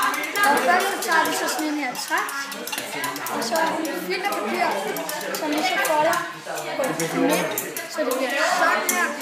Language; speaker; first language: Danish; native; Danish